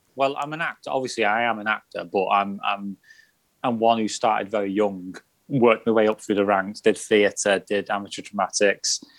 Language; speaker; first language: English; native; English